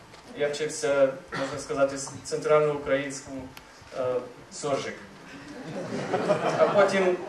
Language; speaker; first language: Ukrainian; non-native, fluent; English